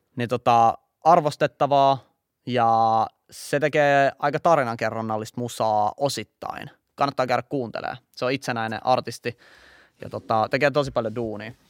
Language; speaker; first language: Finnish; native; Finnish